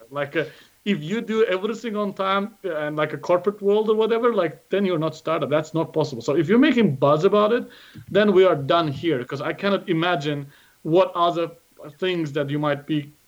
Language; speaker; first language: English; non-native, fluent; Azerbaijani